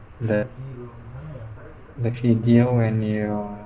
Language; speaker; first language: English; non-native, fluent; Indonesian